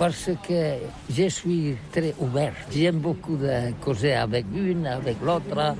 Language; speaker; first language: French; non-native, learner; Catalan